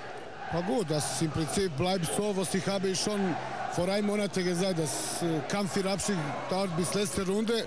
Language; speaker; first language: German; non-native, learner; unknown